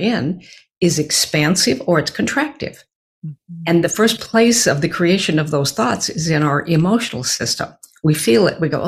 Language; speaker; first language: English; native; English